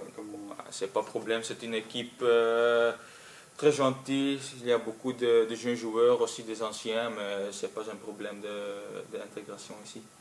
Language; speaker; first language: French; non-native, local second language; Dutch